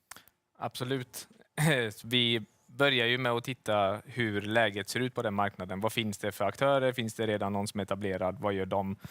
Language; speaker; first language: Swedish; native; Swedish